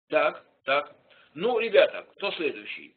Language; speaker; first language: Russian; native; Russian